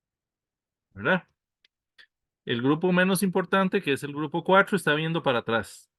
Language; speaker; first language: Spanish; native; Spanish